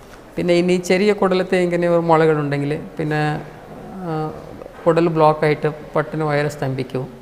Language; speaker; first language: Malayalam; non-native, fluent; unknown